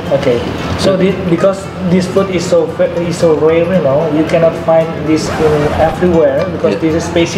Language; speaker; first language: English; non-native, learner; Indonesian